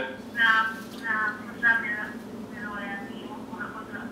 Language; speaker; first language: Spanish; non-native, learner; English